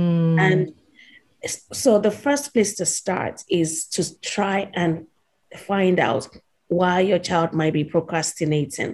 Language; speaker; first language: English; non-native, local second language; Yoruba